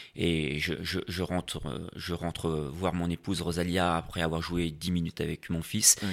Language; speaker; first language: French; native; French